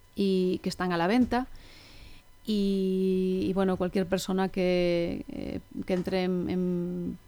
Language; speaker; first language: Spanish; native; Spanish